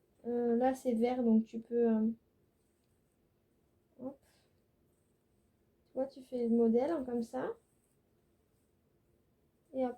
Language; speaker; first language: French; native; French